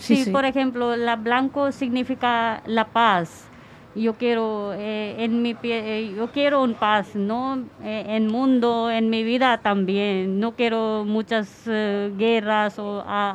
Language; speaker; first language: Spanish; non-native, learner; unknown